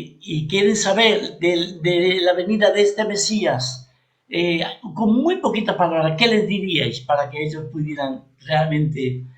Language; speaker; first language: Spanish; native; Spanish